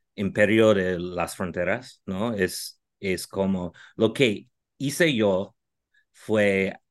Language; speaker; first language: Spanish; non-native, fluent; English